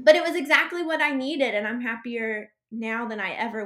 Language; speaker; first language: English; native; English